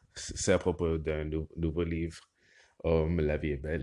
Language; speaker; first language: French; non-native, learner; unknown